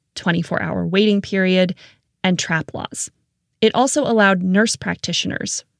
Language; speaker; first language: English; native; English